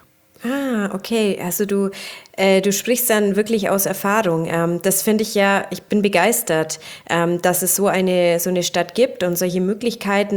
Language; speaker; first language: German; native; German